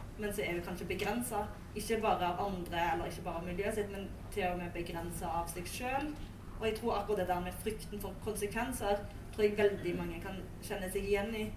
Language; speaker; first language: Norwegian; early bilingual, other home language; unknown